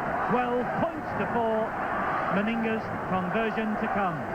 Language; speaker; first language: English; native; English